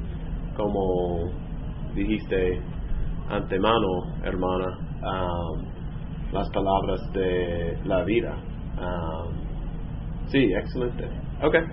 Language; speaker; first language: Spanish; non-native, fluent; English